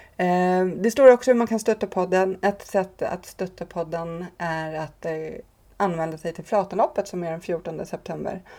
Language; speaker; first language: Swedish; native; Swedish